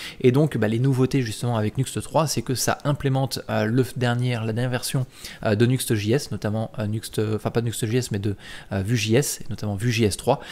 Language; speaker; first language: French; native; French